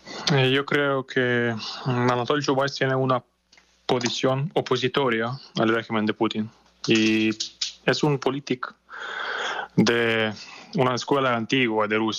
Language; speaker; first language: Spanish; non-native, fluent; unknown